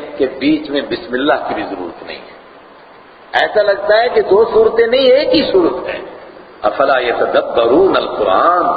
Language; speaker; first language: Urdu; non-native, local second language; Punjabi